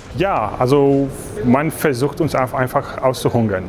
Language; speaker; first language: German; non-native, learner; Polish